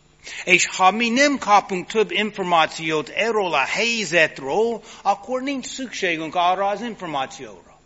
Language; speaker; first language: Hungarian; non-native, fluent; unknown